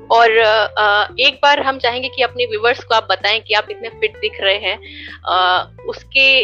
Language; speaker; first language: Hindi; native; Hindi